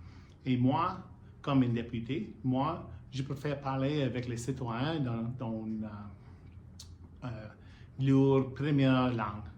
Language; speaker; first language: French; non-native, learner; English